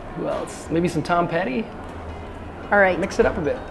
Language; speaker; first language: English; native; English